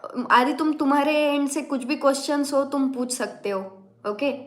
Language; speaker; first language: Hindi; non-native, local second language; Marathi